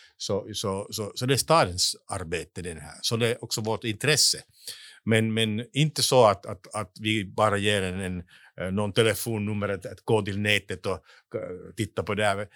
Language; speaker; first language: Swedish; non-native, local second language; Finnish